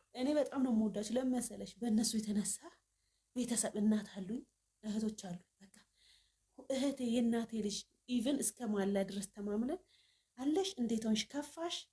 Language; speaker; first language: Amharic; native; Amharic